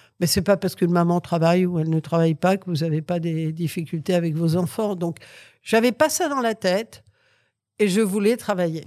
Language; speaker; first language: French; early bilingual, other home language; Catalan